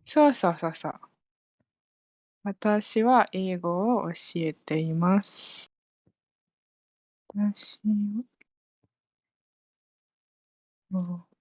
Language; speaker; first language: Japanese; non-native, fluent; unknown